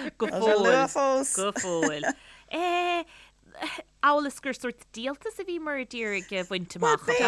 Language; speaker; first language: Irish; native; Irish